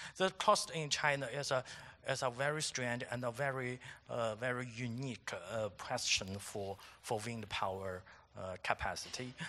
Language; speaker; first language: English; non-native, fluent; Chinese